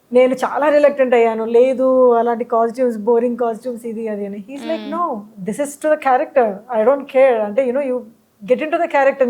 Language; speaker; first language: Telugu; early bilingual, heritage; Telugu